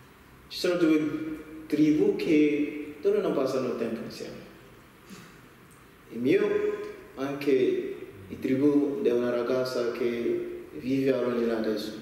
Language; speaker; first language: Italian; non-native, learner; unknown